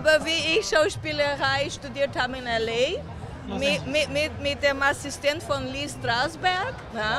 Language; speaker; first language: German; non-native, fluent; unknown